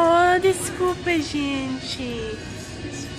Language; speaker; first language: Portuguese; non-native, fluent; English